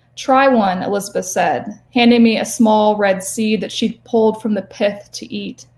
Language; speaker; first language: English; native; English